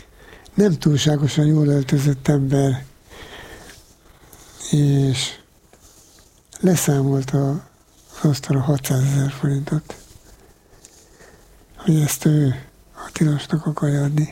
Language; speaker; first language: Hungarian; native; Hungarian